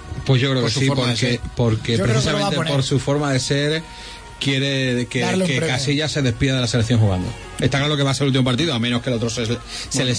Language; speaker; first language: Spanish; native; Spanish